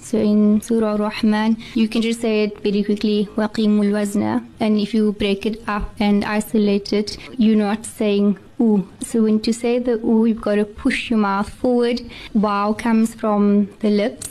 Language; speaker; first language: English; native; English